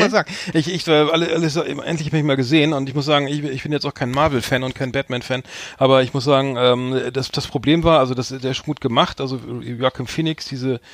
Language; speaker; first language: German; native; German